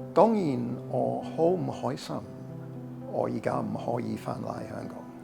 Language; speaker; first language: Cantonese; non-native, learner; English